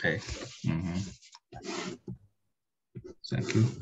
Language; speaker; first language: English; non-native, learner; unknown